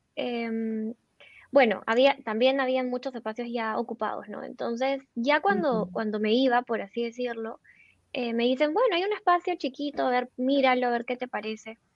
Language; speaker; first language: Spanish; native; Spanish